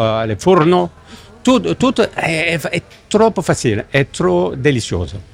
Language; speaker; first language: Italian; non-native, learner; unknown